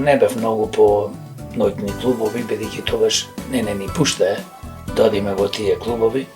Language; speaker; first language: Macedonian; native; Macedonian